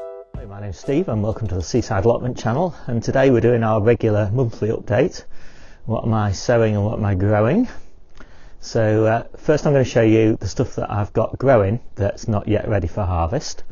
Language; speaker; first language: English; native; English